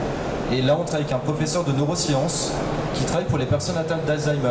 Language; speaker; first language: French; native; French